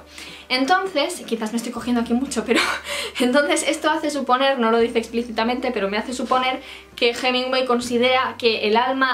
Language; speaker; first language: Spanish; native; Spanish